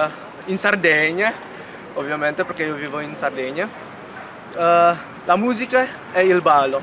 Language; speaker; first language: Italian; non-native, learner; Indonesian